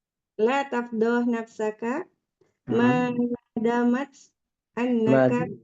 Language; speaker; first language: Arabic; non-native, learner; Indonesian